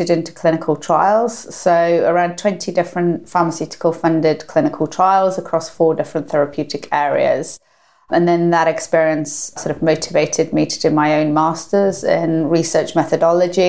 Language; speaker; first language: English; native; English